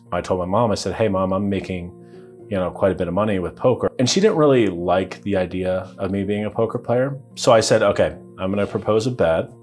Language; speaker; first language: English; native; English